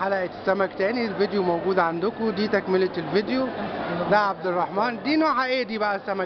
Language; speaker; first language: Arabic; native; Arabic